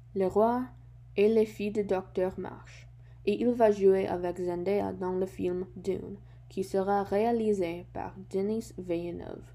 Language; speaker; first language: French; non-native, learner; English